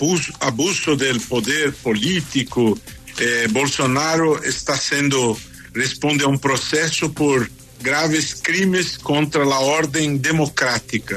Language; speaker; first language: Spanish; non-native, fluent; Portuguese